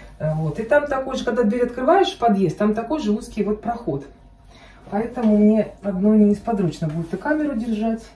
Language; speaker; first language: Russian; native; Russian